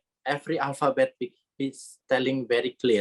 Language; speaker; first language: English; non-native, learner; Indonesian